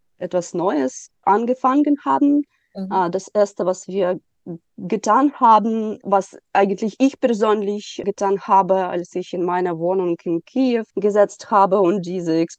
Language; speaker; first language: German; non-native, fluent; Ukrainian